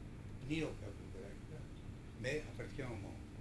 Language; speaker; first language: French; non-native, fluent; Greek